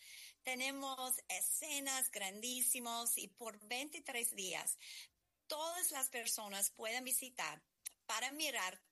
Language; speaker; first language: Spanish; non-native, learner; English